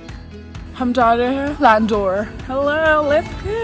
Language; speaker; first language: Hindi; native; Hindi